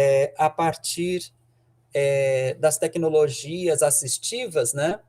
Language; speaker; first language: Portuguese; native; Portuguese